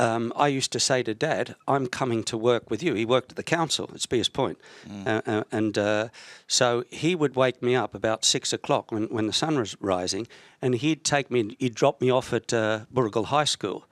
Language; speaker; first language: English; native; English